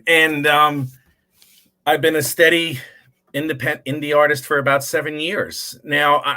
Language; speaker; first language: English; native; English